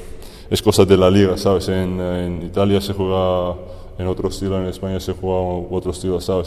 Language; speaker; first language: Spanish; non-native, fluent; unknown